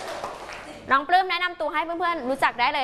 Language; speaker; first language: Thai; native; Thai